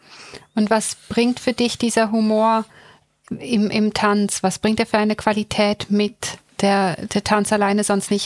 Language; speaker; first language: German; native; German